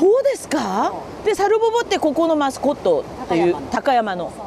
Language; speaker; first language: Japanese; non-native, fluent; Korean